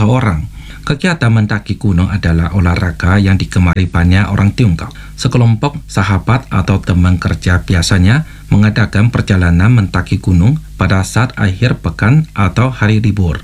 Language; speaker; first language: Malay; non-native, fluent; Chinese